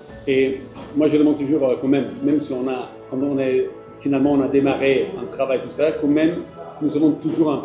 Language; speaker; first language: French; non-native, fluent; Italian